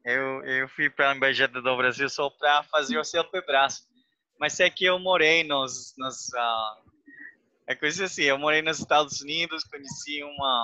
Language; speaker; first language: Portuguese; non-native, learner; Spanish